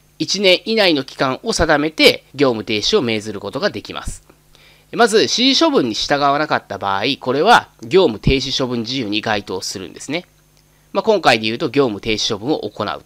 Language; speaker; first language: Japanese; native; Japanese